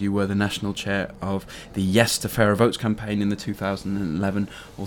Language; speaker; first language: English; native; English